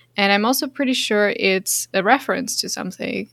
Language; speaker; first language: English; non-native, fluent; Dutch